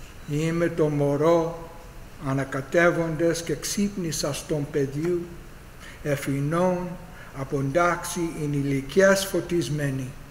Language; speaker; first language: Greek; non-native, learner; English